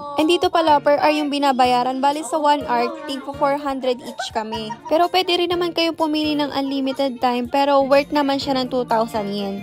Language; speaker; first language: Filipino; native; Filipino